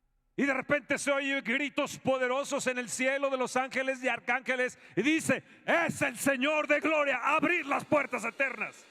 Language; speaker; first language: Spanish; native; Spanish